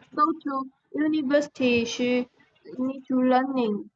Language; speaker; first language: English; non-native, learner; Chinese